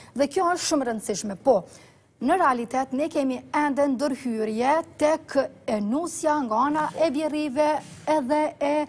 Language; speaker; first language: Albanian; native; Albanian